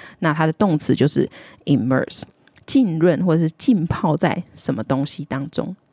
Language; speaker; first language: Chinese; native; Chinese